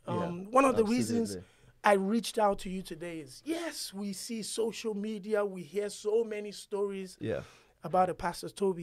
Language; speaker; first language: English; non-native, local second language; Yoruba